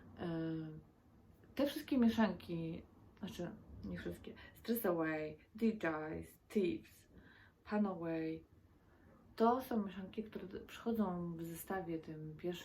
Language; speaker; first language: Polish; native; Polish